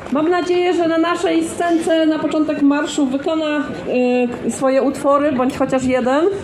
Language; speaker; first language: Polish; native; Polish